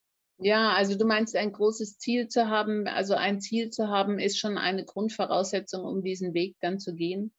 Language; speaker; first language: German; native; German